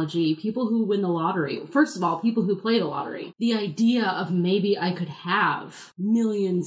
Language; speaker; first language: English; native; English